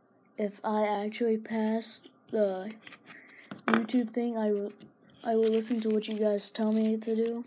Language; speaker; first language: English; native; English